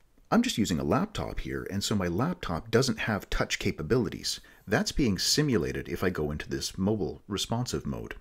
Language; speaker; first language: English; native; English